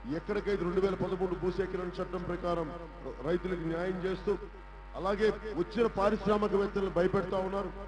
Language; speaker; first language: Telugu; native; Telugu